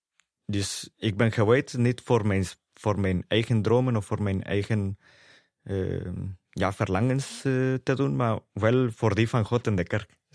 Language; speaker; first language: Dutch; non-native, fluent; Spanish